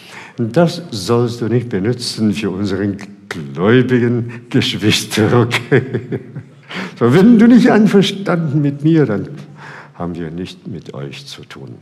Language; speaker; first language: German; non-native, fluent; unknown